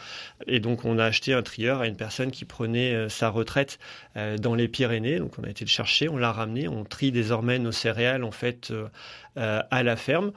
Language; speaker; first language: French; native; French